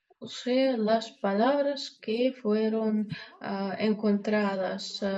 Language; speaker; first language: Spanish; non-native, fluent; Russian